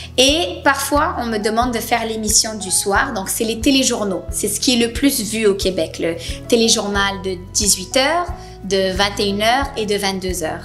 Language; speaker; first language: French; native; French